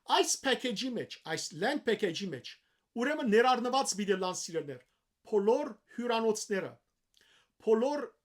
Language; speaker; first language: Armenian; early bilingual, heritage; Armenian